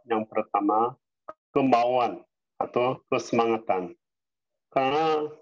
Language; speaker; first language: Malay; non-native, learner; Korean